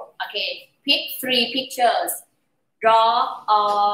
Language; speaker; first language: English; non-native, learner; Thai